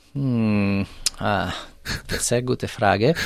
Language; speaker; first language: German; non-native, fluent; Italian